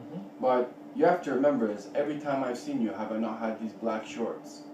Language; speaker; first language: English; native; English